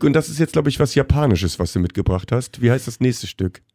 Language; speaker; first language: German; native; German